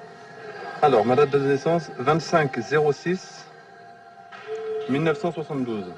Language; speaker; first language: French; native; French